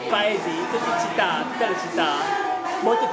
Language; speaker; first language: Italian; non-native, learner; Korean